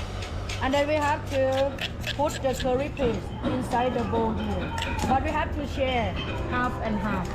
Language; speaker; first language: English; non-native, fluent; Thai